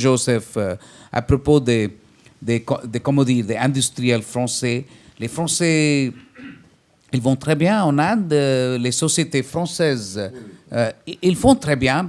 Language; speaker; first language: French; non-native, fluent; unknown